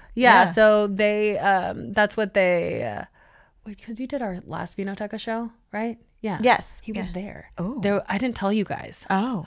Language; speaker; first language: English; early bilingual, other home language; Spanish